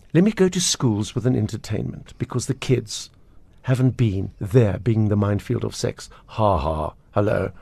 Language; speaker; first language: English; native; English